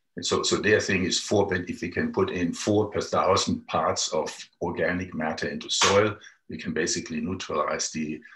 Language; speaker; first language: English; non-native, fluent; German